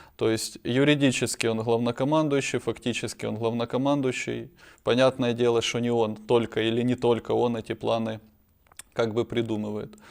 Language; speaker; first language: Russian; native; Russian